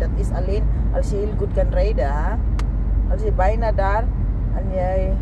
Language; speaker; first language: Dutch; non-native, learner; Filipino